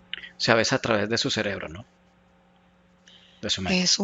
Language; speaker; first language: Spanish; native; Spanish